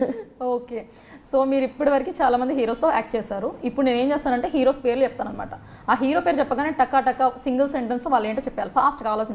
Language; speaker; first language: Telugu; native; Telugu